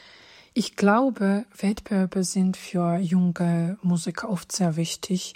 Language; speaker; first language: German; non-native, fluent; Georgian